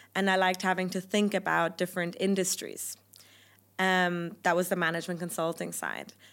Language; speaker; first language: English; non-native, fluent; German